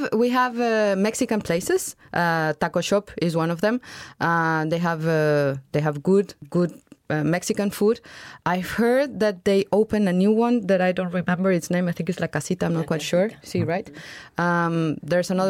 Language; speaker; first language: English; non-native, fluent; Spanish